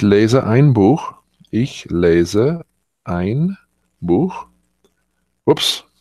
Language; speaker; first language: German; non-native, fluent; English